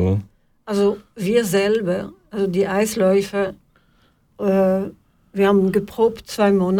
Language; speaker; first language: German; non-native, fluent; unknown